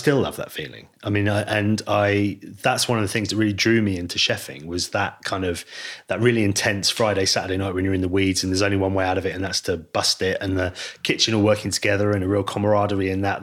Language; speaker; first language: English; native; English